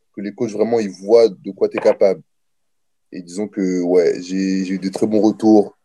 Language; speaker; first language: French; native; French